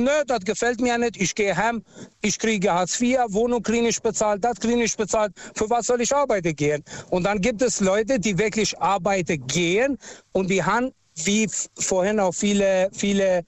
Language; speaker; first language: German; non-native, local second language; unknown